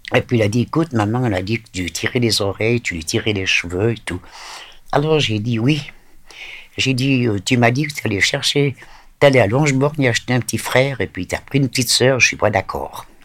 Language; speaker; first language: French; native; French